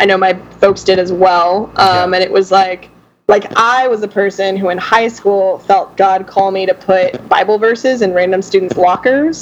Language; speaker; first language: English; native; English